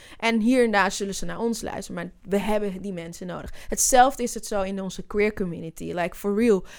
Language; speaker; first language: Dutch; native; Dutch